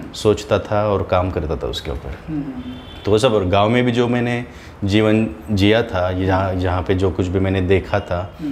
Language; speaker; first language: Hindi; non-native, local second language; Marathi